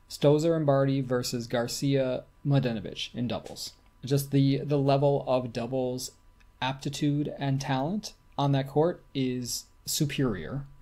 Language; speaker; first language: English; native; English